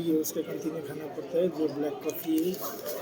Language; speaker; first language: Hindi; non-native, learner; Nepali